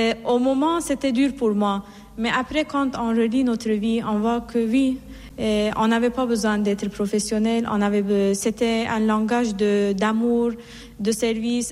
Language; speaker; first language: French; non-native, fluent; Assyrian Neo-Aramaic